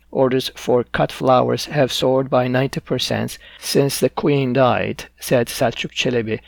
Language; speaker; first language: English; non-native, fluent; Turkish